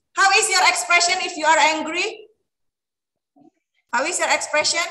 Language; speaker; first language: English; non-native, fluent; Indonesian